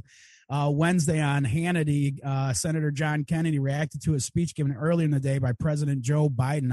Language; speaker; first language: English; native; English